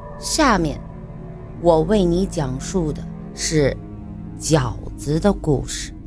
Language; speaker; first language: Chinese; native; Chinese